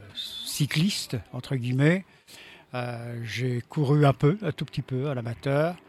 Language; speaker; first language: French; native; French